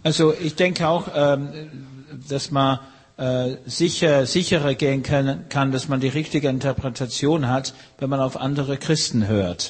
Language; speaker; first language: German; non-native, fluent; English